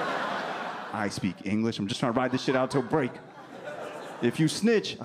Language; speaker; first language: English; native; English